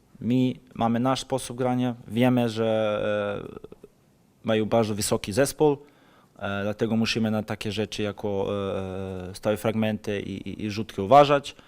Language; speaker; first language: Polish; non-native, fluent; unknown